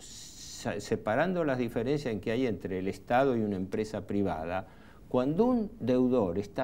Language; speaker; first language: Spanish; native; Spanish